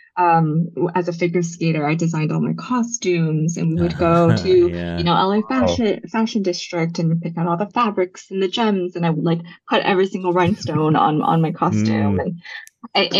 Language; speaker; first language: English; early bilingual, other home language; Japanese